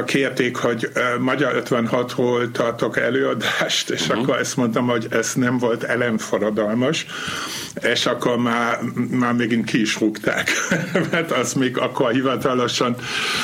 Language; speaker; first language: Hungarian; non-native, fluent; Dutch